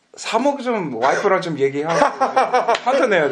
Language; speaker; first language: Korean; early bilingual, heritage; English